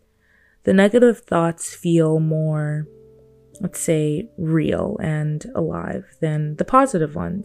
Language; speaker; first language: English; non-native, local second language; Yoruba